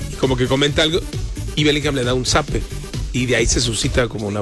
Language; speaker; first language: Spanish; native; Spanish